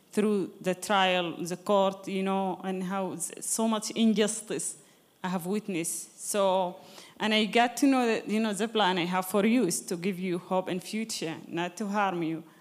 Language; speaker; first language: English; non-native, fluent; Arabic